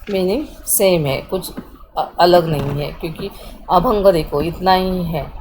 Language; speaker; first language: Hindi; non-native, local second language; Marathi